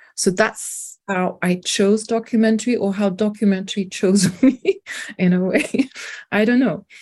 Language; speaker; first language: English; non-native, local second language; French